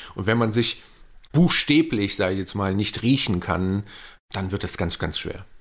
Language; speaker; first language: German; native; German